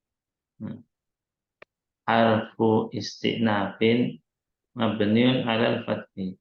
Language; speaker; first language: Arabic; non-native, fluent; Indonesian